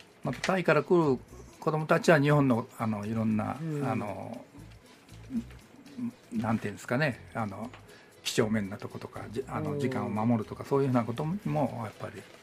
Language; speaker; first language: Japanese; native; Japanese